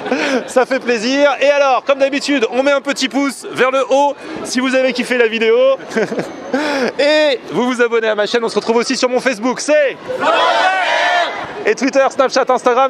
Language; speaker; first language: French; native; French